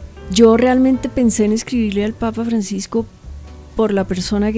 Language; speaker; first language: Spanish; native; Spanish